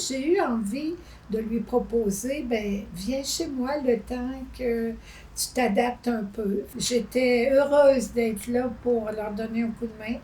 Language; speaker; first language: French; native; French